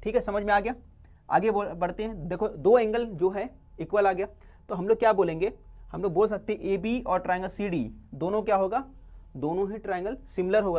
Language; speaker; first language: Hindi; native; Hindi